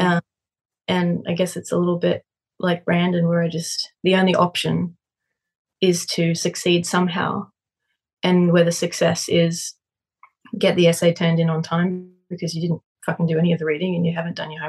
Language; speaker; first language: English; native; English